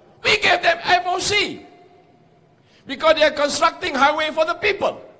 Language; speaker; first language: English; non-native, local second language; Malay